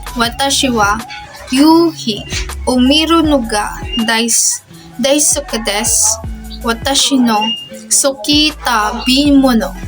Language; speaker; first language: Japanese; non-native, learner; Filipino